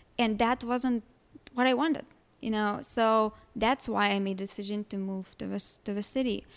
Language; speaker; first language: English; non-native, fluent; Lithuanian